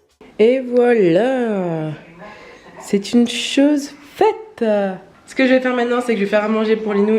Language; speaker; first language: French; native; French